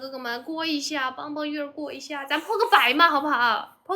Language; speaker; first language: Chinese; native; Chinese